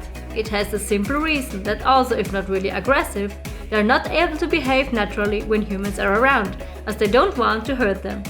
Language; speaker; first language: English; non-native, fluent; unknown